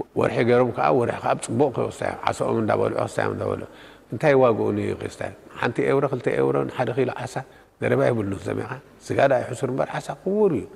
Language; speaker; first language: Tigrinya; non-native, local second language; Italian